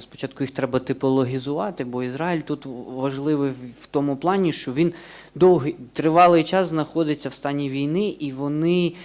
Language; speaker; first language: Ukrainian; native; Ukrainian